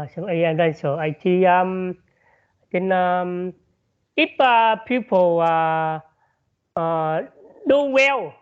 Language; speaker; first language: English; non-native, learner; Vietnamese